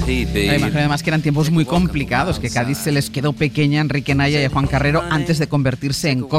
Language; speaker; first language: Spanish; native; Spanish